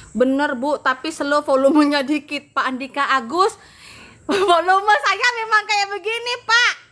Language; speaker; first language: Indonesian; non-native, local second language; Madurese